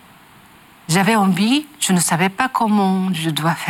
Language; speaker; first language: French; non-native, learner; Japanese